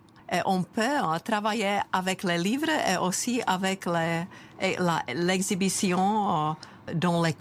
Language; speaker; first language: French; non-native, fluent; Czech